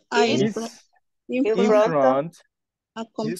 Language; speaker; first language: English; non-native, learner; Spanish